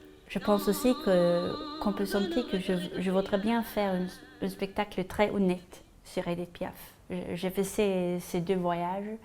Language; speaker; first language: French; non-native, fluent; Swedish